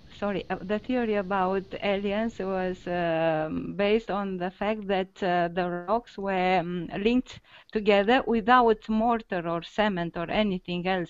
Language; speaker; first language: English; non-native, learner; Romanian